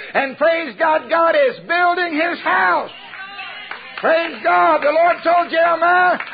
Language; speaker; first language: English; native; English